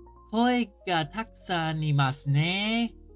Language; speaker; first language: Japanese; non-native, learner; English